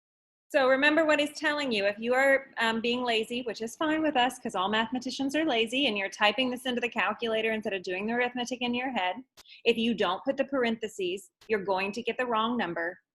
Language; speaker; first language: English; native; English